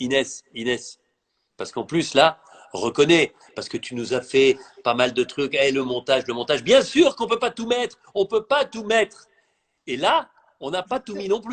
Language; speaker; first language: French; native; French